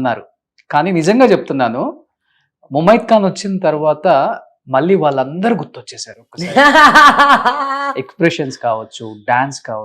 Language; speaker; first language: Telugu; native; Telugu